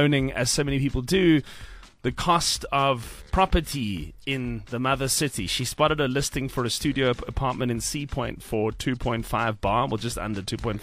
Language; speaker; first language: English; native; English